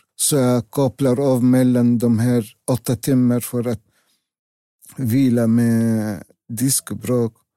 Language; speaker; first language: Swedish; non-native, learner; Arabic